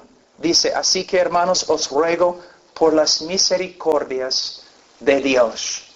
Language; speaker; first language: Spanish; non-native, fluent; English